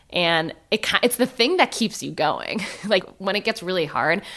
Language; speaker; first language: English; native; English